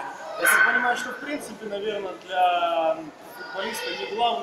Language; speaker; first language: Russian; native; Russian